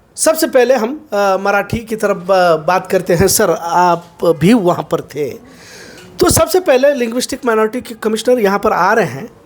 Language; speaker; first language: Hindi; non-native, local second language; Urdu